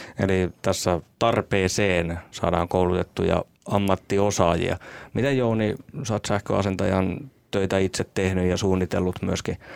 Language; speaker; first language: Finnish; native; Finnish